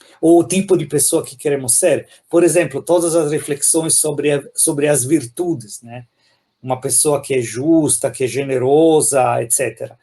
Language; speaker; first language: Portuguese; non-native, fluent; Italian